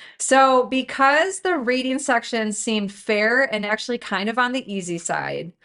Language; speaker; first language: English; native; English